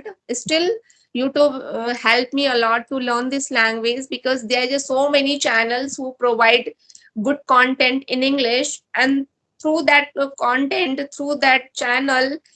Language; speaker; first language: English; non-native, learner; Hindi